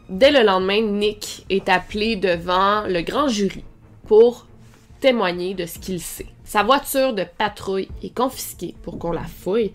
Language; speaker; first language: French; native; French